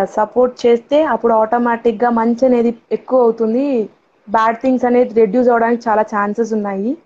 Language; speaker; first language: Telugu; non-native, local second language; Tamil